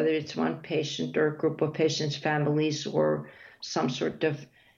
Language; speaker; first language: English; non-native, fluent; Icelandic